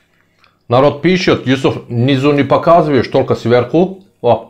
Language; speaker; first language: Russian; non-native, learner; Turkish